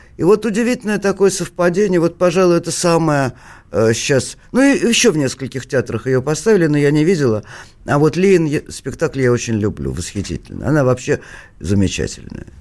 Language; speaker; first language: Russian; native; Russian